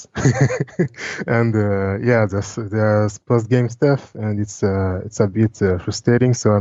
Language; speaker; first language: English; non-native, fluent; French